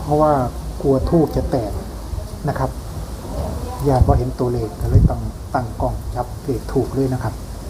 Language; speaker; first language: Thai; native; Thai